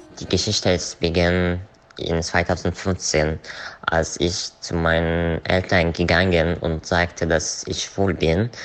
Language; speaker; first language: German; non-native, learner; Arabic